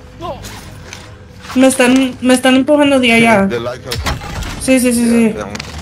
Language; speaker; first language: Spanish; early bilingual, other home language; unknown